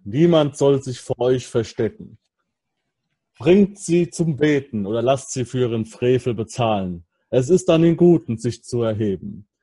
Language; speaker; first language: German; native; German